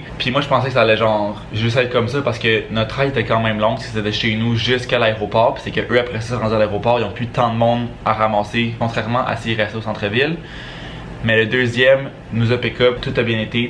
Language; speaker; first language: French; native; French